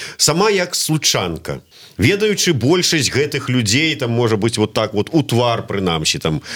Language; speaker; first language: Belarusian; native; Belarusian